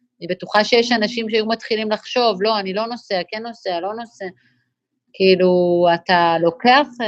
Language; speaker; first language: Hebrew; native; Hebrew